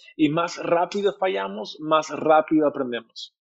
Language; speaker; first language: Spanish; native; Spanish